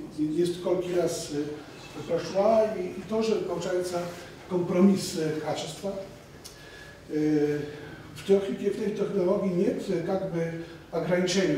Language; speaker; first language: Russian; non-native, fluent; Polish